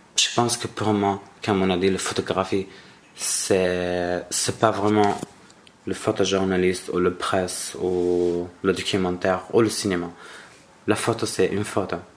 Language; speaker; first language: French; non-native, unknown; Arabic